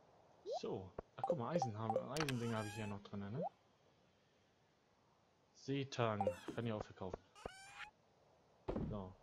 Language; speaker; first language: German; native; German